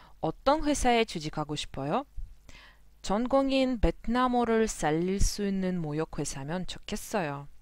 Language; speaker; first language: Korean; non-native, fluent; Russian